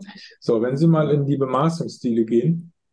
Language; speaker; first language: German; native; German